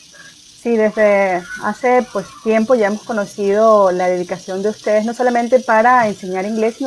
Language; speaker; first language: Spanish; native; Spanish